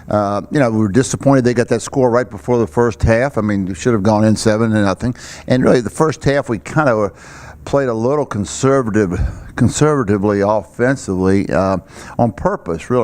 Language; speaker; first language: English; native; English